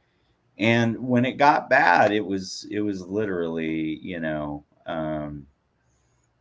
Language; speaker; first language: English; native; English